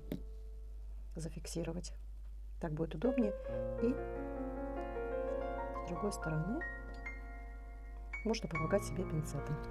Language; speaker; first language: Russian; native; Russian